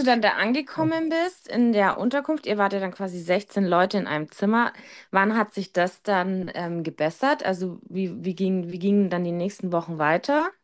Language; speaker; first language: German; native; German